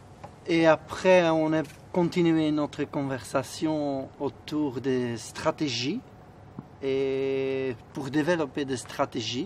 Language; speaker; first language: French; non-native, fluent; Spanish